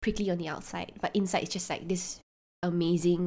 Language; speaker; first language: English; non-native, local second language; Chinese